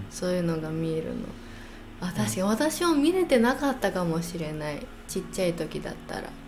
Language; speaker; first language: Japanese; non-native, fluent; English